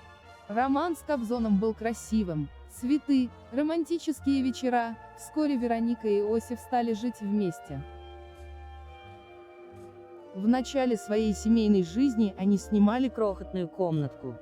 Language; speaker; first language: Russian; native; Russian